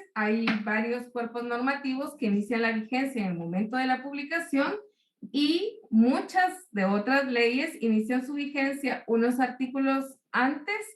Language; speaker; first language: Spanish; native; Spanish